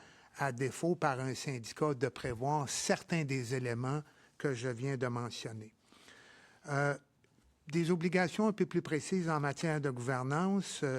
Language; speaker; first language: French; native; French